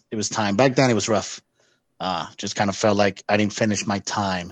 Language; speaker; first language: English; non-native, fluent; Spanish